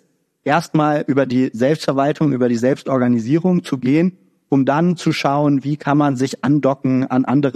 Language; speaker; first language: German; native; German